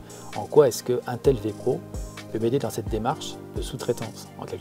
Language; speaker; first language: French; native; French